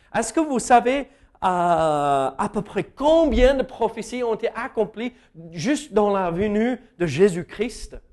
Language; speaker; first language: French; non-native, fluent; English